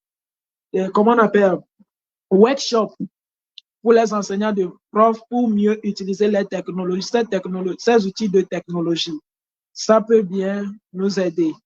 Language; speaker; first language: French; non-native, fluent; Ewe